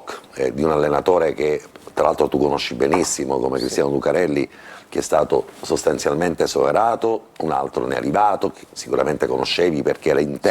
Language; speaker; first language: Italian; native; Italian